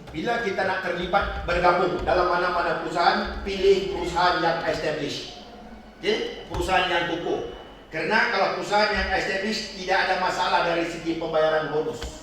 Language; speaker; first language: Malay; native; Malay